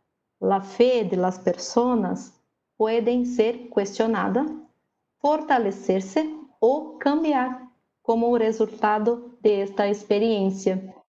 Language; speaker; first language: Spanish; non-native, learner; Portuguese